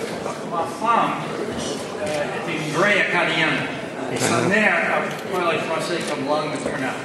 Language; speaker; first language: French; non-native, fluent; English